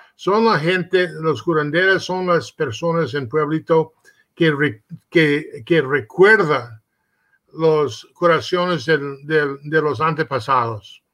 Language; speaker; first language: Spanish; early bilingual, heritage; Spanish